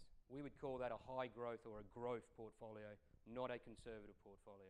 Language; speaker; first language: English; native; English